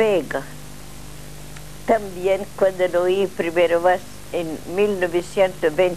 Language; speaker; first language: Spanish; non-native, learner; Russian